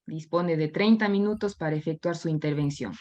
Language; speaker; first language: Spanish; native; Spanish